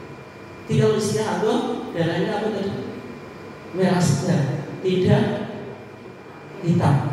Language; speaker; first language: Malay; non-native, local second language; Javanese